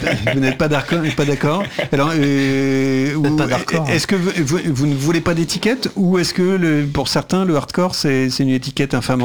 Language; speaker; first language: French; native; French